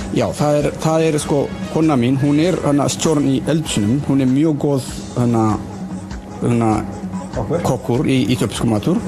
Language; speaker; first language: Icelandic; non-native, learner; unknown